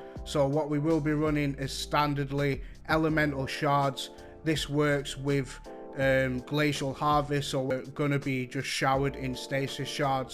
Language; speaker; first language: English; native; English